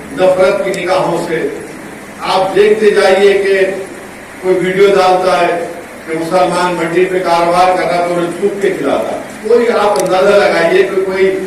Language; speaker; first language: Urdu; native; Urdu